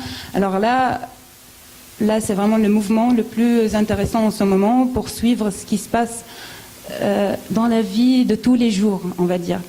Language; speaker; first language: French; non-native, fluent; Arabic